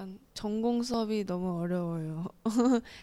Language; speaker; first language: Korean; non-native, local second language; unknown